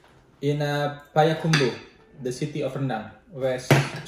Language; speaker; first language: English; non-native, fluent; Indonesian